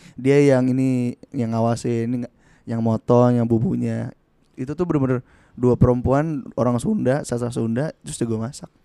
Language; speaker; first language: Indonesian; native; Indonesian